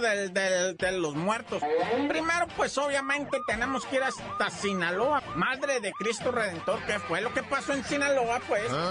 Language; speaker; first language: Spanish; native; Spanish